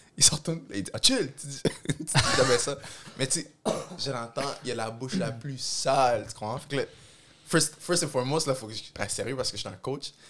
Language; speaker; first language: French; early bilingual, other home language; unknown